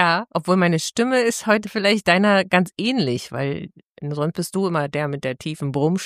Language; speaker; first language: German; native; German